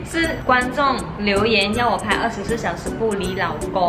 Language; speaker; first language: Chinese; native; Chinese